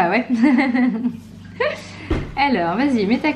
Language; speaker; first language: French; native; French